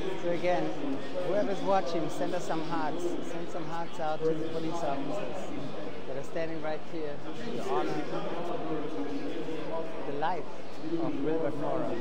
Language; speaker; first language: English; non-native, fluent; German